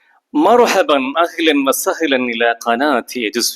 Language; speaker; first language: Arabic; non-native, fluent; Malayalam